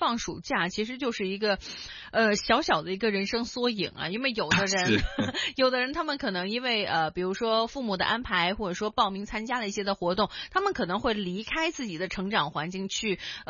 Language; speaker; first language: Chinese; non-native, local second language; Cantonese